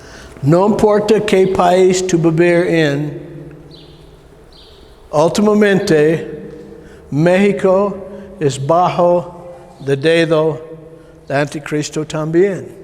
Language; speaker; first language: Spanish; non-native, learner; English